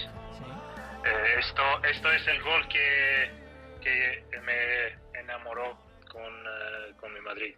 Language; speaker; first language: Spanish; non-native, fluent; Russian